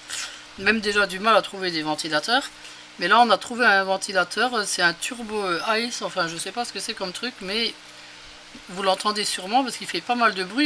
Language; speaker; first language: French; native; French